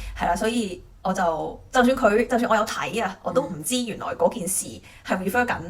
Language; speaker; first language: Cantonese; native; Cantonese